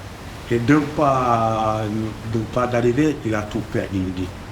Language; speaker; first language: French; non-native, local second language; Arabic